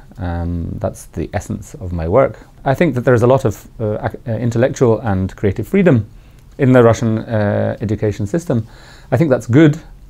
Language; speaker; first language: English; native; English